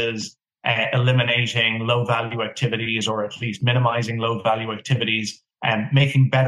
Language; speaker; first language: English; native; English